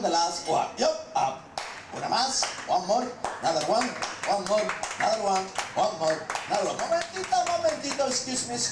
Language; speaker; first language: English; non-native, learner; Spanish